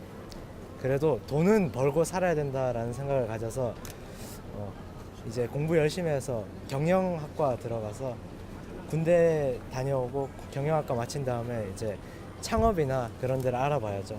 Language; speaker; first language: Korean; early bilingual, heritage; Korean